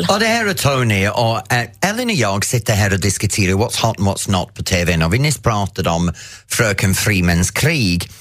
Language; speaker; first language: Swedish; non-native, fluent; English